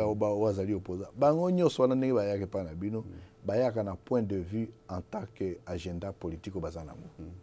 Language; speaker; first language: French; non-native, local second language; Lingala